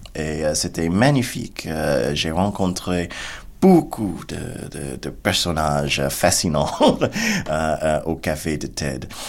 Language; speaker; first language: French; non-native, fluent; English